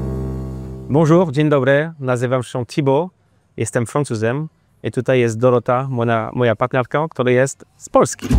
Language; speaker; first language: Polish; non-native, learner; French